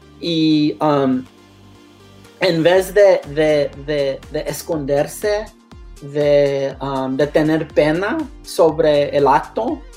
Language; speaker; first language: Spanish; non-native, learner; English